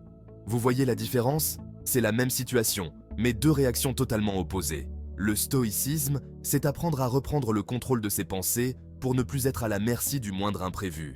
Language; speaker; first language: French; native; French